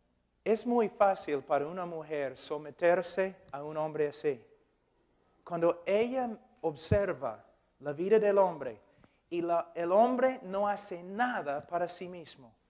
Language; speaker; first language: Spanish; non-native, fluent; English